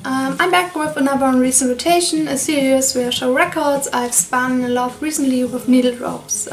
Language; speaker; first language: English; non-native, fluent; German